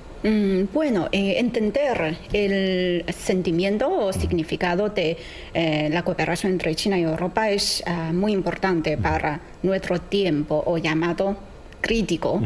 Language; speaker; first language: Spanish; non-native, fluent; Chinese